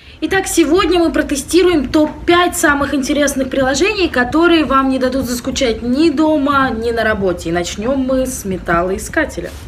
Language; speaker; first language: Russian; native; Russian